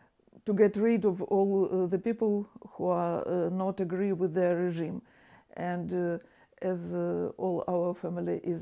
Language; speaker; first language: English; non-native, fluent; Ukrainian